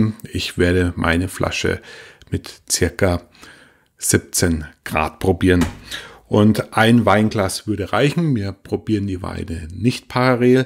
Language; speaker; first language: German; native; German